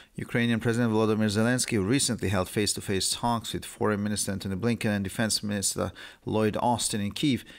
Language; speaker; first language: English; non-native, fluent; Hungarian